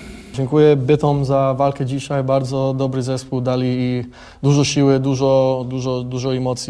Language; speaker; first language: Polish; early bilingual, heritage; English